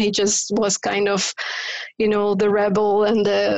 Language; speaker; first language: English; non-native, fluent; Spanish